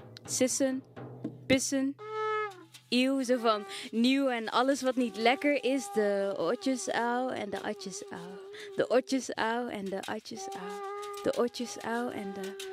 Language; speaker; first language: Dutch; early bilingual, other home language; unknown